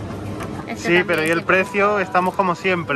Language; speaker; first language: Spanish; native; Spanish